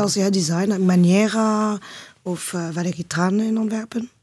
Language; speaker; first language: Dutch; non-native, learner; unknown